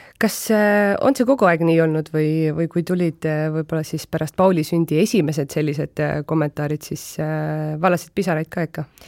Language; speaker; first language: Estonian; native; Estonian